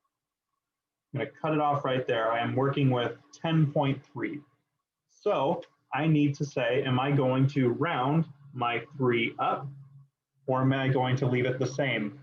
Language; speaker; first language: English; native; English